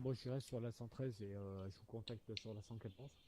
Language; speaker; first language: French; native; French